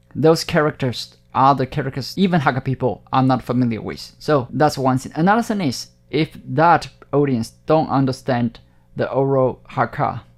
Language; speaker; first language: English; non-native, fluent; Hakka Chinese